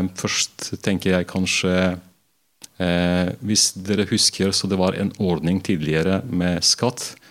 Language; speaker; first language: Norwegian; non-native, fluent; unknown